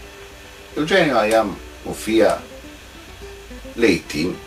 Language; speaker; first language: Hebrew; non-native, fluent; Italian